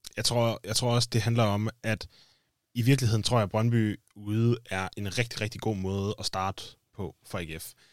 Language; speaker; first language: Danish; native; Danish